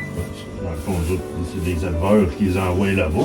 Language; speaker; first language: French; native; French